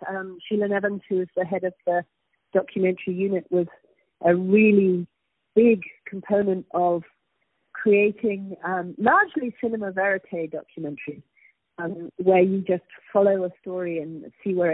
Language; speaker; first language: English; native; English